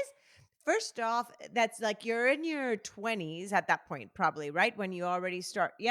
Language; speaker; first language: English; native; English